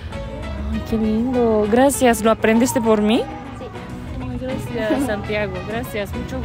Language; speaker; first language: Spanish; non-native, fluent; Japanese